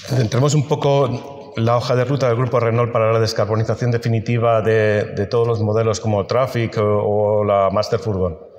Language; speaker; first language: Spanish; native; Spanish